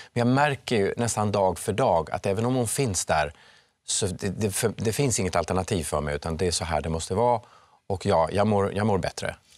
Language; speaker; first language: Swedish; early bilingual, other home language; Finnish